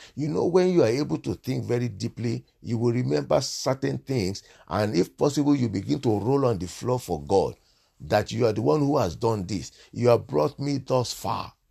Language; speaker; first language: English; non-native, local second language; Yoruba